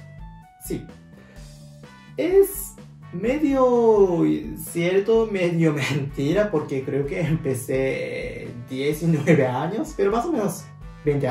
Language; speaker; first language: Spanish; non-native, learner; Japanese